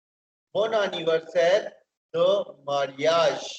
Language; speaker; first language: French; non-native, fluent; Hindi